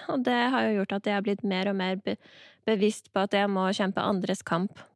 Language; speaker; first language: Norwegian; early bilingual, other home language; Persian